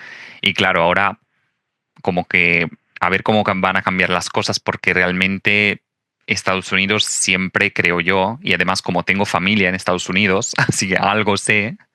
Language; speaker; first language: Spanish; non-native, fluent; Italian